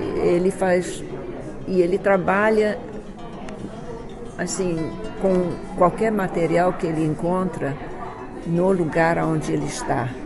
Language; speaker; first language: Portuguese; early bilingual, other home language; Chinese